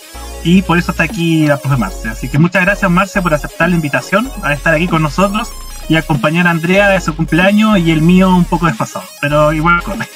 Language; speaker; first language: Spanish; native; Spanish